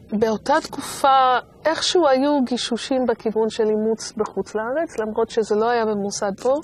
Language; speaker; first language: Hebrew; non-native, fluent; English